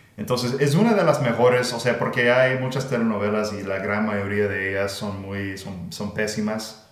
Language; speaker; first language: Spanish; non-native, fluent; English